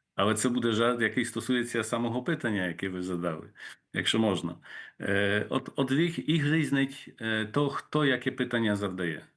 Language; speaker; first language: Polish; non-native, local second language; Ukrainian